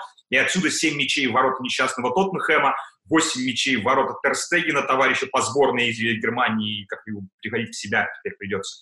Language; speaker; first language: Russian; native; Russian